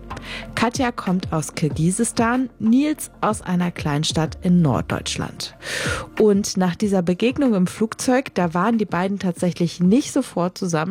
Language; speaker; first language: German; native; German